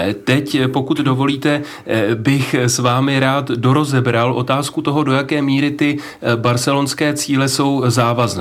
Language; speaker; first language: Czech; native; Czech